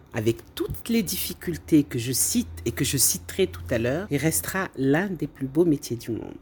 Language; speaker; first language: French; native; French